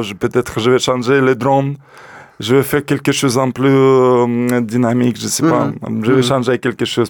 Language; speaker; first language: French; non-native, learner; Russian